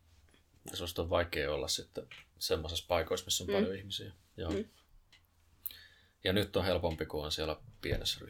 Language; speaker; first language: Finnish; native; Finnish